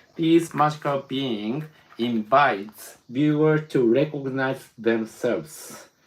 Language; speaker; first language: English; non-native, learner; Japanese